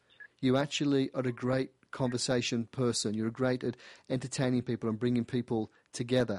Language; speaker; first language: English; native; English